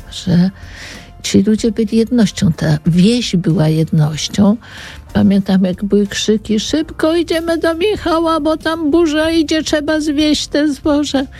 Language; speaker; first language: Polish; native; Polish